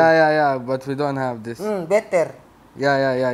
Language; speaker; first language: English; non-native, learner; Indonesian